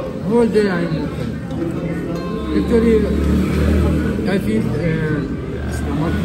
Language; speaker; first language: English; non-native, learner; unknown